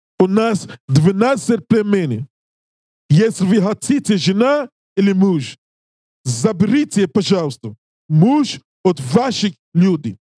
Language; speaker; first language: Russian; non-native, learner; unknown